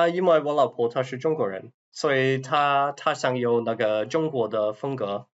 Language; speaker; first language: Chinese; non-native, fluent; English